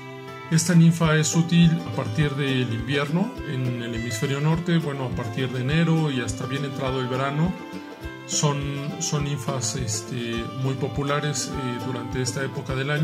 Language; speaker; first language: Spanish; native; Spanish